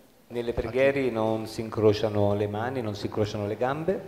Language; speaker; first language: Italian; native; Italian